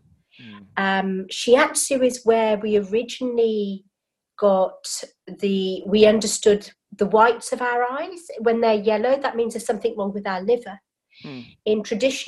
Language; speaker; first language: English; native; English